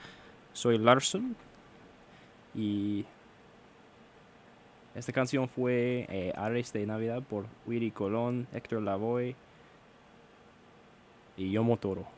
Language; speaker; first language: Spanish; non-native, learner; English